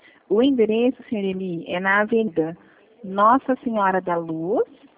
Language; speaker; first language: Portuguese; native; Portuguese